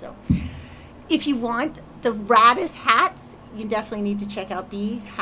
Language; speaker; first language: English; native; English